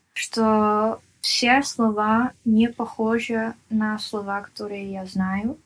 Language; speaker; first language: Russian; non-native, fluent; Dutch